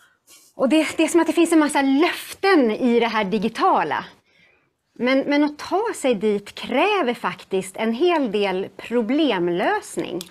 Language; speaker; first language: Swedish; native; Swedish